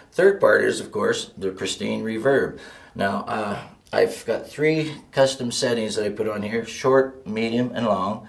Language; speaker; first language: English; native; English